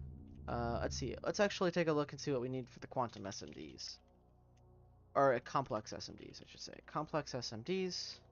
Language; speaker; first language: English; native; English